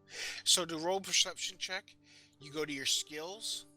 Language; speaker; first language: English; native; English